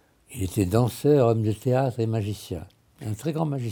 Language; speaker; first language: French; early bilingual, other home language; Russian